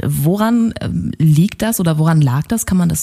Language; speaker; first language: German; native; German